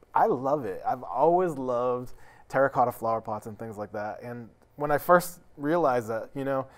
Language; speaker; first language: English; native; English